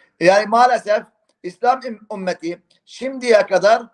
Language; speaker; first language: Turkish; non-native, fluent; Arabic